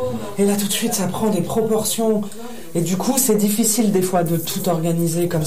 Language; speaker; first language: French; native; French